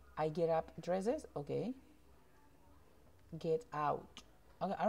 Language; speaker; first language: English; non-native, fluent; Spanish